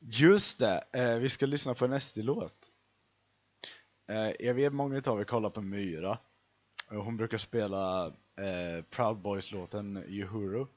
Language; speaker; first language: Swedish; native; Swedish